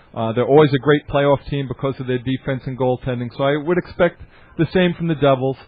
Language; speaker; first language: English; native; English